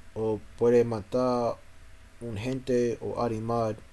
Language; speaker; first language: Spanish; non-native, learner; English